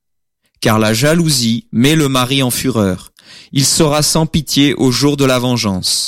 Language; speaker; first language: French; native; French